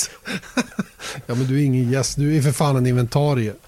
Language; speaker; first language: Swedish; native; Swedish